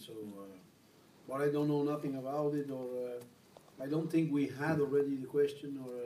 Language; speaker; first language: English; non-native, fluent; Dutch